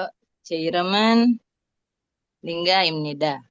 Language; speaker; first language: Korean; non-native, learner; Indonesian